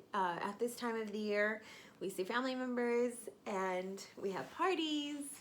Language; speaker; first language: English; native; English